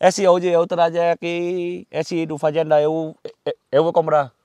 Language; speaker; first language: Portuguese; non-native, learner; Vietnamese